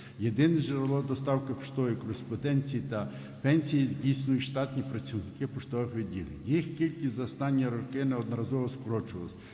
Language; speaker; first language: Ukrainian; native; Ukrainian